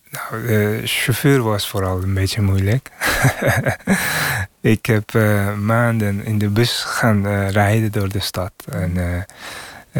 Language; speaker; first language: Dutch; non-native, fluent; Persian